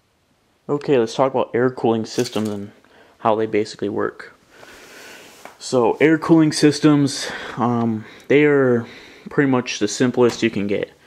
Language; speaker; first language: English; native; English